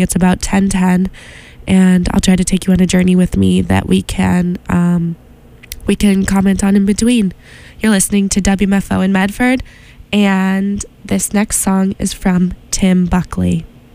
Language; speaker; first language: English; native; English